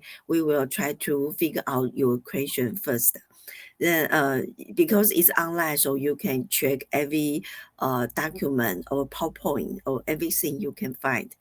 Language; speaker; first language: English; non-native, fluent; Chinese